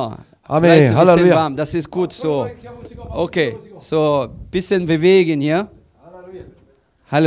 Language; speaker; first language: German; non-native, learner; Korean